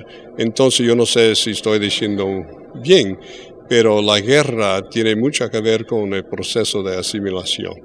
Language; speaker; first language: Spanish; early bilingual, heritage; English